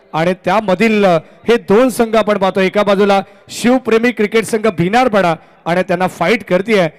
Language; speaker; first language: Marathi; native; Marathi